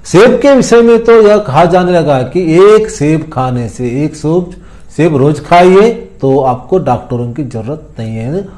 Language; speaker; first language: Hindi; non-native, local second language; Kannada